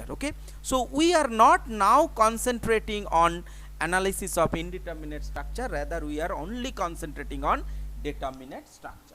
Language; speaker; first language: English; non-native, local second language; Bangla